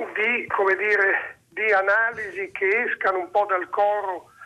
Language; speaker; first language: Italian; native; Italian